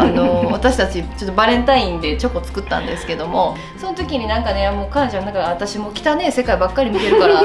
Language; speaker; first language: Japanese; native; Japanese